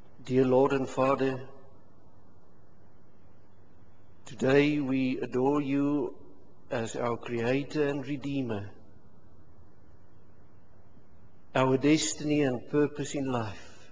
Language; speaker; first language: English; non-native, local second language; Afrikaans